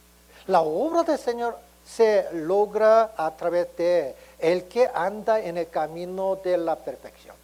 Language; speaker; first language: Spanish; non-native, learner; Korean